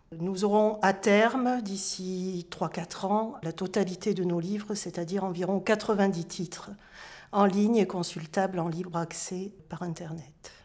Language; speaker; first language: French; non-native, fluent; Italian